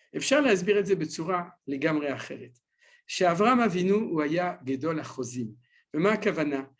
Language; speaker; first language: Hebrew; non-native, fluent; French